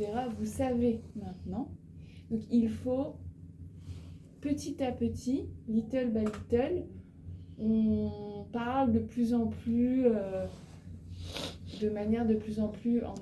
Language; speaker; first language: French; native; French